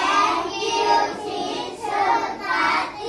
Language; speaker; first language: English; non-native, learner; Thai